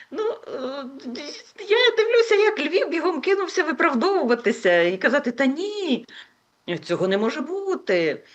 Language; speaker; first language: Ukrainian; native; Ukrainian